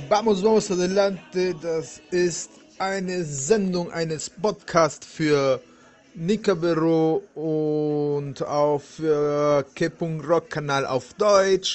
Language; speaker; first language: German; non-native, fluent; Spanish